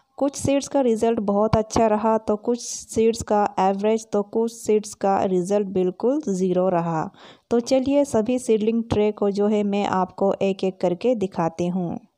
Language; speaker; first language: Hindi; native; Hindi